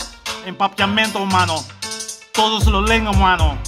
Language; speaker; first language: Spanish; non-native, learner; Papiamento